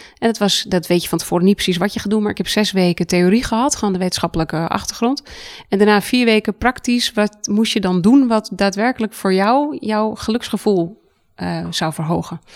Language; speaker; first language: Dutch; native; Dutch